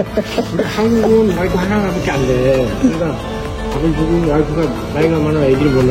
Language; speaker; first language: Korean; native; Korean